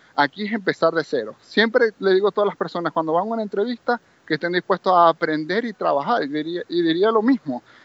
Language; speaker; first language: Spanish; native; Spanish